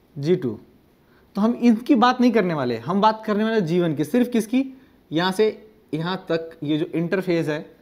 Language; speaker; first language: Hindi; non-native, local second language; Gujarati